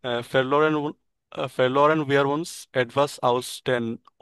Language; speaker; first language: German; non-native, learner; Bangla